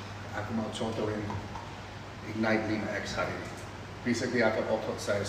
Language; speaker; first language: Indonesian; non-native, fluent; English